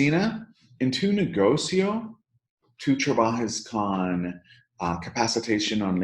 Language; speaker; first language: Spanish; non-native, learner; English